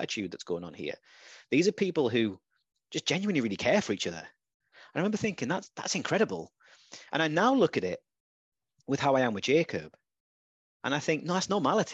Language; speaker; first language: English; native; English